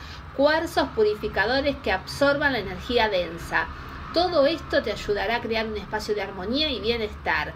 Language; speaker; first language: Spanish; native; Spanish